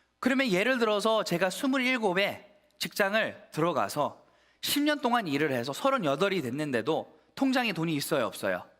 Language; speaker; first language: Korean; early bilingual, heritage; Korean